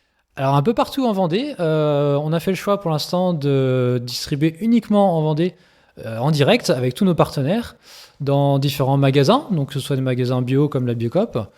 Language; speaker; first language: French; native; French